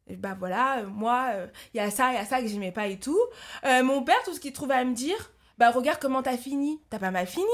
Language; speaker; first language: French; early bilingual, other home language; Lingala